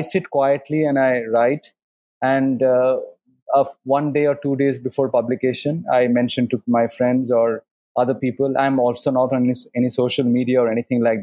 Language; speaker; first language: English; non-native, local second language; Bangla